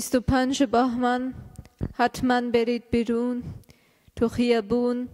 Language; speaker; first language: Persian; early bilingual, heritage; German